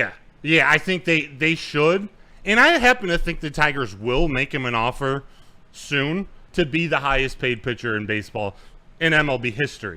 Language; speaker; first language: English; native; English